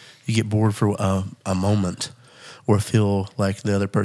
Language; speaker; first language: English; native; English